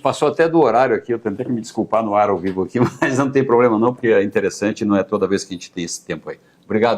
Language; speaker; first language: Portuguese; native; Portuguese